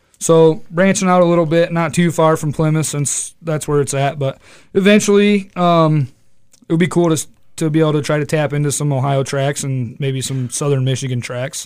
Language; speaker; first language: English; native; English